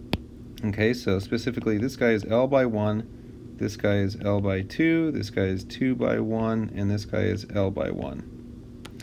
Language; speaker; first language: English; native; English